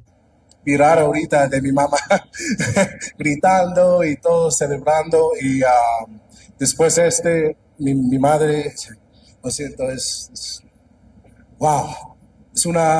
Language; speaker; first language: Spanish; non-native, learner; English